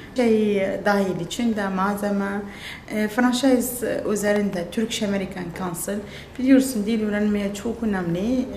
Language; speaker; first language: Turkish; non-native, learner; Arabic